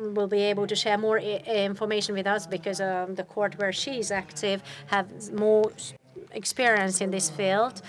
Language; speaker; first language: English; non-native, fluent; Hungarian